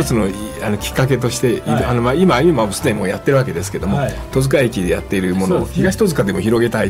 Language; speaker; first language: Japanese; native; Japanese